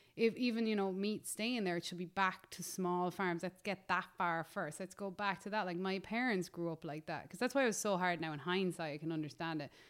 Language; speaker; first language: English; native; English